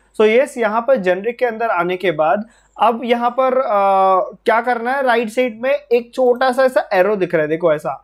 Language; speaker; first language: Hindi; native; Hindi